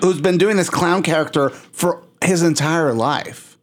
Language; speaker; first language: English; native; English